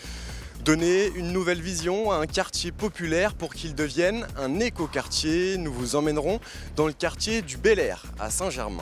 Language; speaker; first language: French; native; French